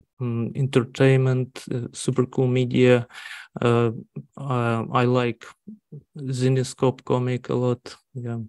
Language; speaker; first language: English; non-native, learner; Russian